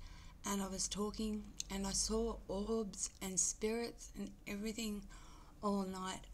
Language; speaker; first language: English; native; English